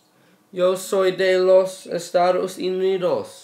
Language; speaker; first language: Spanish; non-native, learner; English